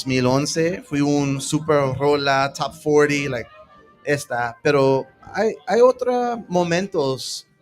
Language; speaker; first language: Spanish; early bilingual, heritage; English